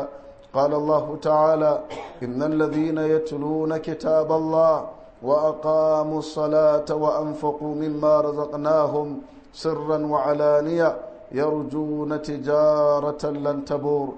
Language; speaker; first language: Arabic; non-native, fluent; Hausa